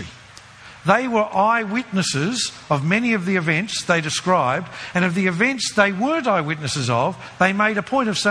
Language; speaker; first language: English; native; English